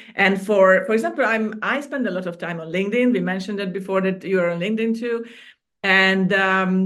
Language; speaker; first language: English; non-native, fluent; Hungarian